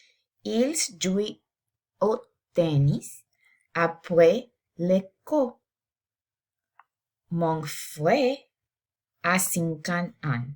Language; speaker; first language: French; non-native, learner; English